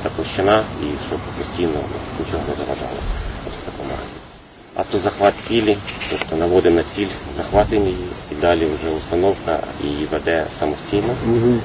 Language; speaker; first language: Ukrainian; native; Ukrainian